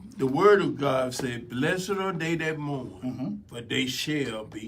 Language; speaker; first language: English; native; English